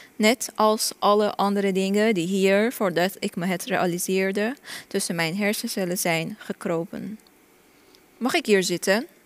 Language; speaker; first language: Dutch; non-native, fluent; Persian